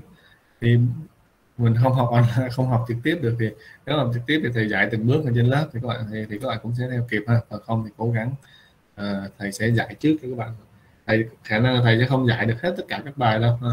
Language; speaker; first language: Vietnamese; native; Vietnamese